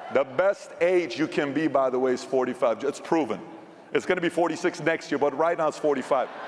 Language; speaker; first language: English; early bilingual, other home language; Persian